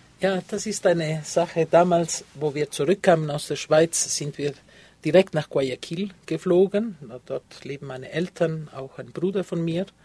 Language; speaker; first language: German; early bilingual, heritage; Spanish